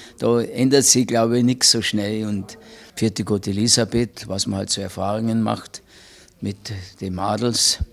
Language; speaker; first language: German; native; German